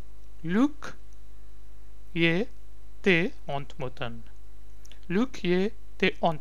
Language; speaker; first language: Dutch; non-native, learner; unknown